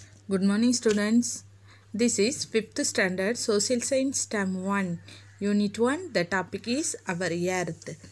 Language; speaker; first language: English; non-native, local second language; Tamil